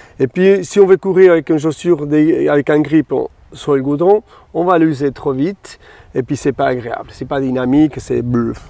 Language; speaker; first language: French; non-native, fluent; Spanish